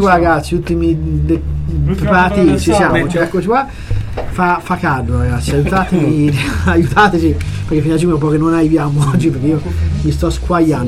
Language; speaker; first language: Italian; native; Italian